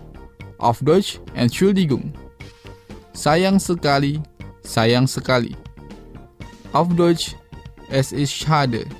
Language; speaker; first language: German; non-native, fluent; Indonesian